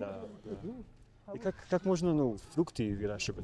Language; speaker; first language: Russian; non-native, learner; English